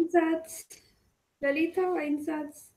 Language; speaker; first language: German; non-native, fluent; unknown